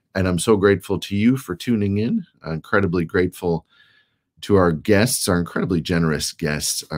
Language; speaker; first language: English; native; English